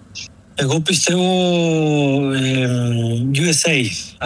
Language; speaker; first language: Greek; non-native, learner; Spanish